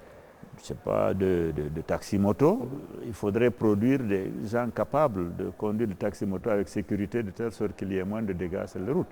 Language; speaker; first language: French; non-native, local second language; Fula